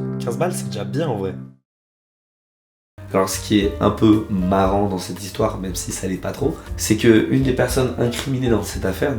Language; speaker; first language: French; native; French